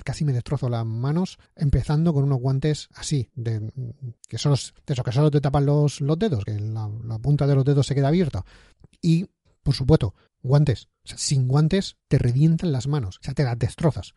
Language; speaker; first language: Spanish; native; Spanish